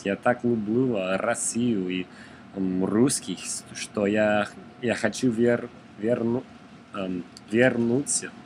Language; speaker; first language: Russian; non-native, learner; English